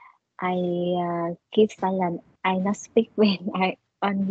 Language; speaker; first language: English; non-native, learner; Vietnamese